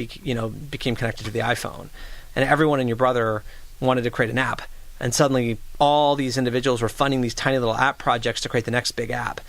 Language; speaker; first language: English; native; English